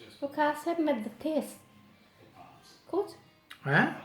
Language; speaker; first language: Dutch; non-native, learner; Thai